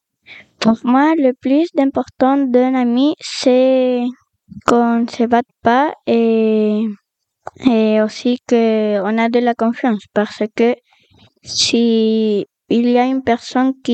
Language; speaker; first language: French; non-native, learner; Spanish